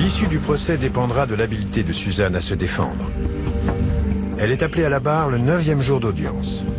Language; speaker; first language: French; native; French